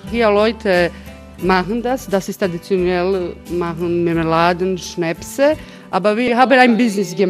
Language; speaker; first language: German; non-native, learner; Croatian